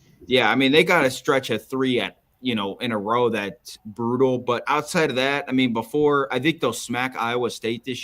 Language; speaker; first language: English; native; English